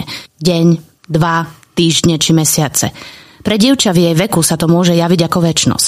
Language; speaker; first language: Slovak; native; Slovak